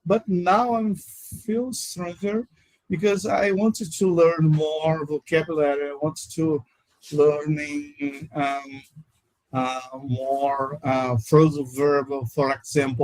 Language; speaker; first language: English; non-native, learner; Portuguese